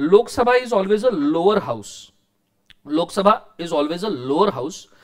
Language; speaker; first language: Hindi; non-native, local second language; Marathi